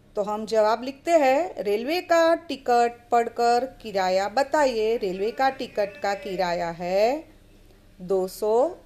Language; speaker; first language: Hindi; non-native, local second language; Gujarati